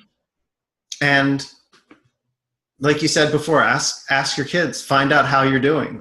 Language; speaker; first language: English; native; English